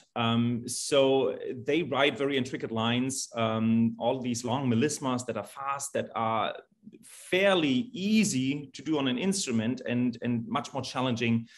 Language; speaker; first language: English; non-native, fluent; German